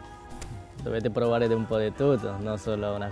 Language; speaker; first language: Italian; non-native, learner; Korean